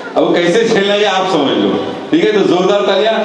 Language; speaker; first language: Hindi; non-native, local second language; Marathi